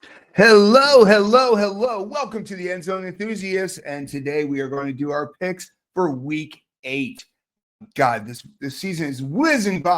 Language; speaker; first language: English; native; English